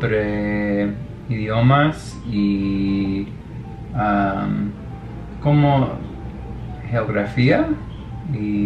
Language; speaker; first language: Spanish; non-native, learner; English